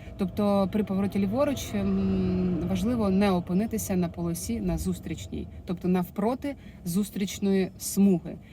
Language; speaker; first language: Ukrainian; non-native, local second language; Russian